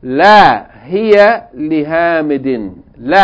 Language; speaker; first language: Arabic; non-native, fluent; English